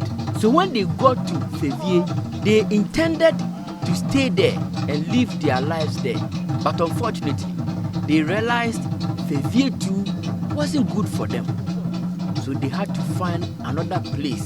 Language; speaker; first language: English; non-native, local second language; Akan